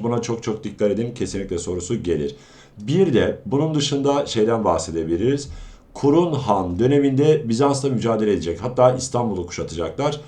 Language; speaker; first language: Turkish; native; Turkish